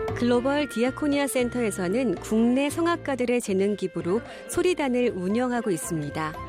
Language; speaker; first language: Korean; native; Korean